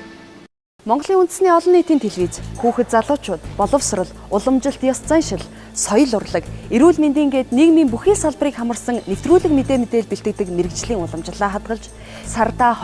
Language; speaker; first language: Mongolian; native; Mongolian